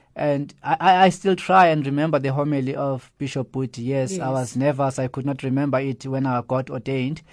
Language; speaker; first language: English; non-native, local second language; Zulu